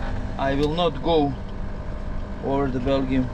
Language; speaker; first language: English; non-native, learner; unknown